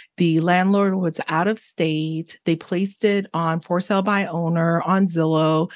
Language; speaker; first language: English; early bilingual, other home language; Haitian Creole